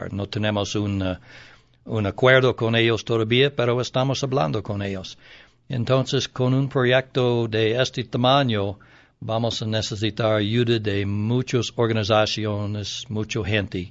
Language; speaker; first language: Spanish; non-native, learner; English